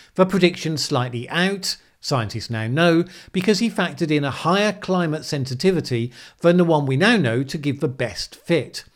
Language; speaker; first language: English; native; English